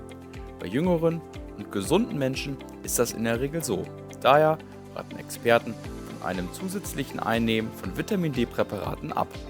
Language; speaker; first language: German; native; German